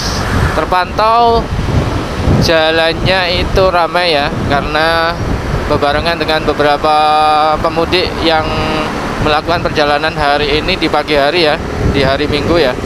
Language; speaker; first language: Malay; non-native, local second language; Javanese